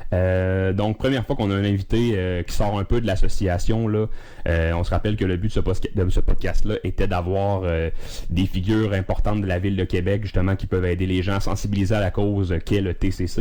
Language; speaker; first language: French; native; French